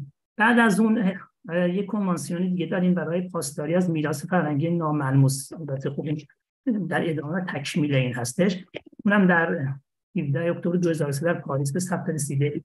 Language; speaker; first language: Persian; native; Persian